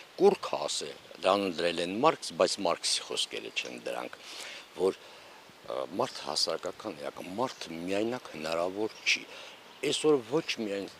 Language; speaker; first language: Armenian; native; Armenian